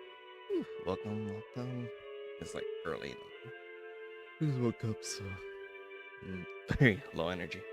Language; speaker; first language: English; native; English